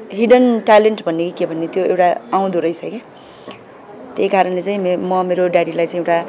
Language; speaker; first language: Nepali; native; Nepali